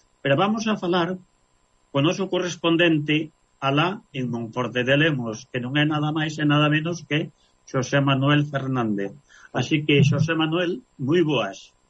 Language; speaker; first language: Galician; non-native, local second language; Spanish